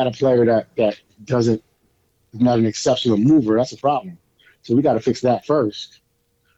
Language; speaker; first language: English; native; English